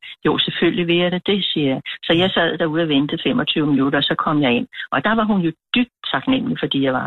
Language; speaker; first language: Danish; native; Danish